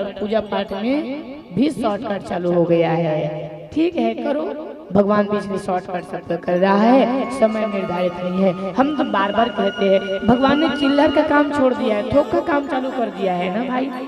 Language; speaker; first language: Hindi; non-native, local second language; Chhattisgarhi